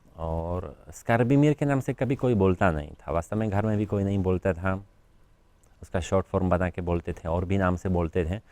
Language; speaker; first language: Hindi; non-native, fluent; Polish